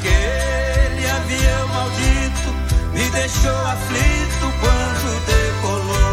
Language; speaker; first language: Portuguese; native; Portuguese